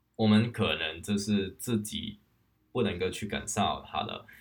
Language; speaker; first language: Chinese; non-native, local second language; Cantonese